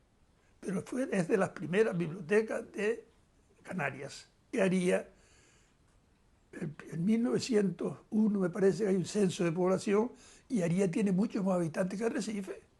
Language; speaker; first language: Spanish; native; Spanish